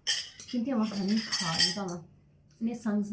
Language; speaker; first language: Chinese; non-native, fluent; Urdu